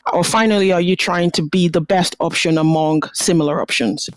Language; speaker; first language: English; non-native, local second language; Yoruba